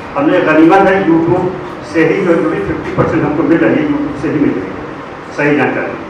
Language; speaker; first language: Hindi; native; Hindi